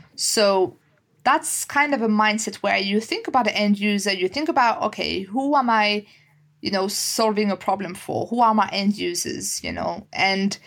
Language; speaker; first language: English; non-native, fluent; French